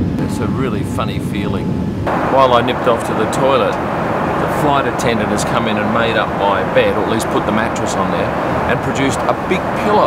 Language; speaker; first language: English; native; English